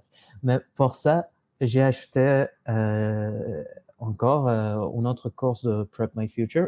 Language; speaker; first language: French; non-native, fluent; English